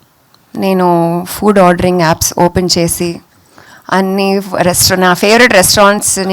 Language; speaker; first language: Telugu; non-native, local second language; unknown